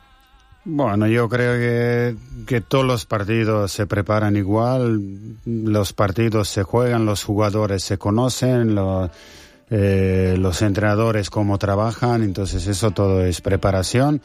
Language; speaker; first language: Spanish; non-native, fluent; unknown